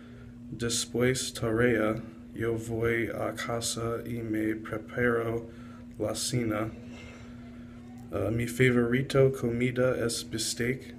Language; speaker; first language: Spanish; non-native, learner; English